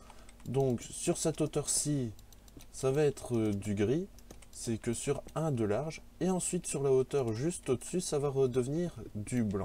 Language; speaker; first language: French; native; French